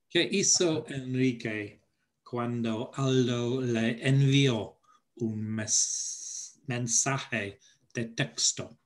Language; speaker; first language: Spanish; non-native, fluent; English